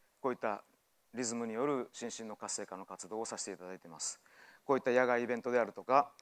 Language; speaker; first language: Japanese; native; Japanese